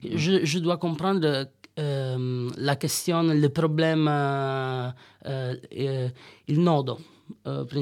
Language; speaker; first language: French; non-native, learner; Italian